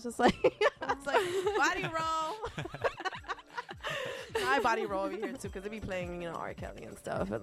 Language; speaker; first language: English; early bilingual, other home language; Spanish